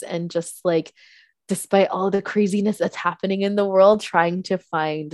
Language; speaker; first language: English; native; English